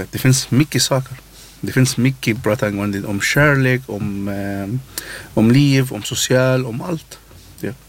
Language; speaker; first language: Swedish; non-native, learner; Arabic